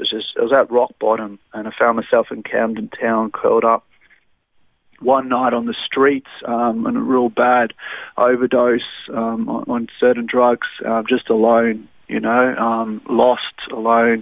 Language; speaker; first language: English; native; English